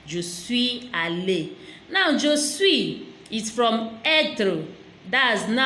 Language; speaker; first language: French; non-native, fluent; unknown